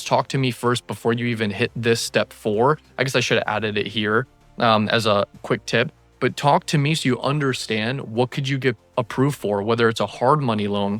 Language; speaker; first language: English; native; English